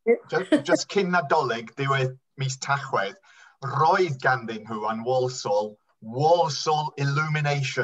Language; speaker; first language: Welsh; non-native, fluent; English